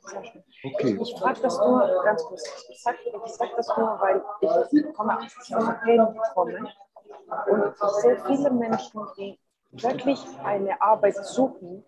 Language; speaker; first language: German; non-native, fluent; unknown